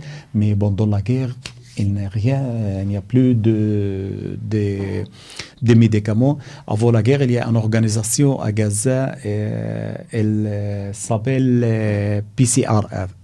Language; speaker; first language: French; non-native, learner; Arabic